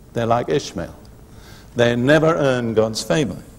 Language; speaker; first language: English; native; English